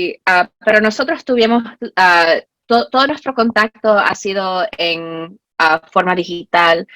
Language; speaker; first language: Spanish; early bilingual, heritage; Spanish